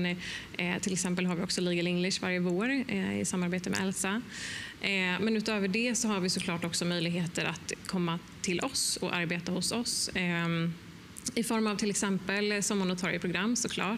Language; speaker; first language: Swedish; native; Swedish